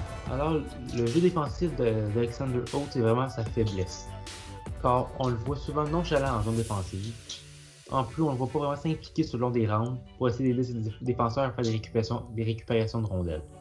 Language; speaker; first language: French; native; French